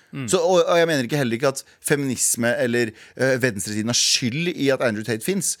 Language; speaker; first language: Norwegian; early bilingual, other home language; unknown